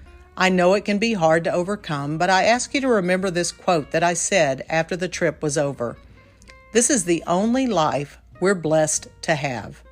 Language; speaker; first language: English; native; English